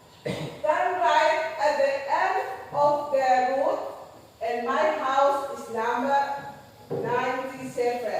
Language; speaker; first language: English; non-native, learner; Indonesian